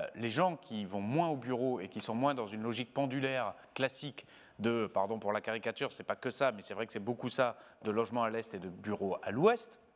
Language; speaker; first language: French; native; French